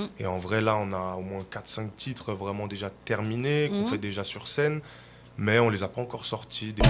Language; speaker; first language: French; early bilingual, other home language; Spanish